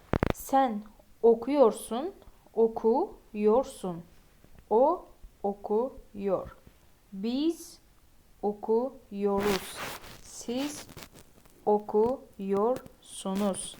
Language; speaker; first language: Turkish; non-native, fluent; Uzbek